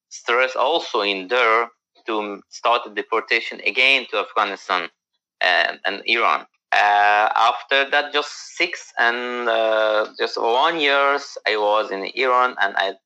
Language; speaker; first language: English; non-native, learner; Persian